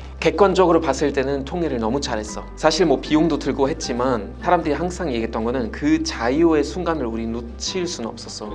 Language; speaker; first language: Korean; non-native, fluent; German